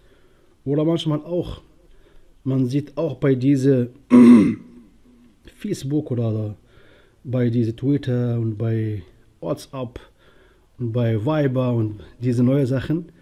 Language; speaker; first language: German; non-native, local second language; Arabic